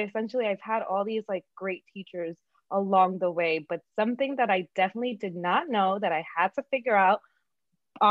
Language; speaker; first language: English; early bilingual, other home language; Spanish